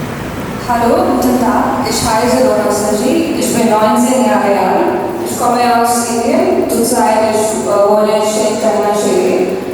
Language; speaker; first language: German; non-native, learner; Hindi